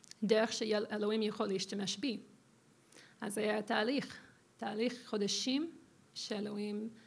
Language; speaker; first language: Hebrew; non-native, fluent; English